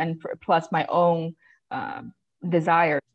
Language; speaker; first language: English; non-native, fluent; Chinese